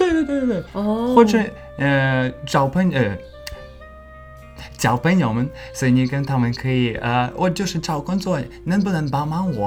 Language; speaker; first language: Chinese; non-native, learner; English